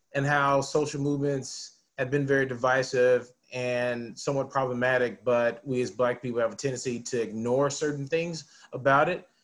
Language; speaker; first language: English; native; English